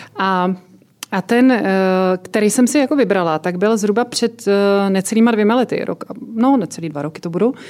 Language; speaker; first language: Czech; native; Czech